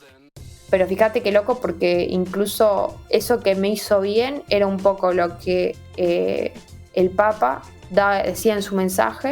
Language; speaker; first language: Spanish; native; Spanish